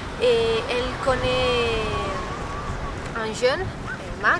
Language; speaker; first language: French; non-native, learner; Spanish